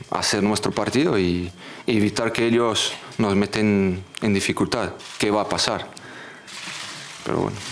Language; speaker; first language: Spanish; non-native, fluent; French